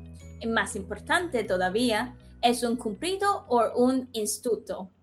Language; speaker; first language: Spanish; non-native, fluent; Chinese